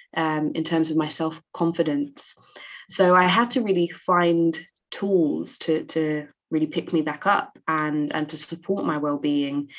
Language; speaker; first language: English; native; English